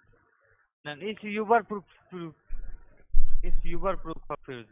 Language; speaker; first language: German; non-native, learner; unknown